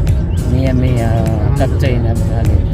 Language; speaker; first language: Arabic; non-native, learner; Filipino